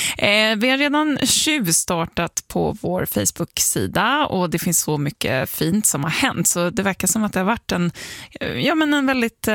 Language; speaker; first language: Swedish; native; Swedish